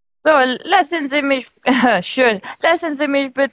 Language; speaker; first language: German; non-native, fluent; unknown